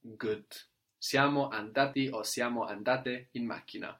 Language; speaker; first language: Italian; non-native, fluent; English